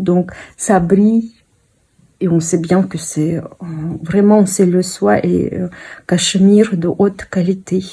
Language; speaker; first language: French; non-native, fluent; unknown